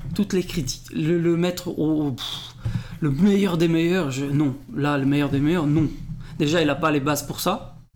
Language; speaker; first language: French; early bilingual, other home language; Portuguese